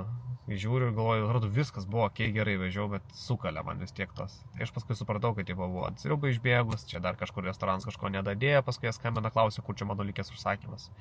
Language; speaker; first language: Lithuanian; native; Lithuanian